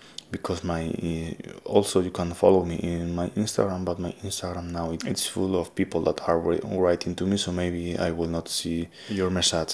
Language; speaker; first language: English; non-native, fluent; Spanish